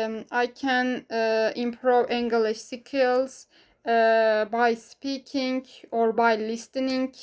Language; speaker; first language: English; non-native, learner; Turkish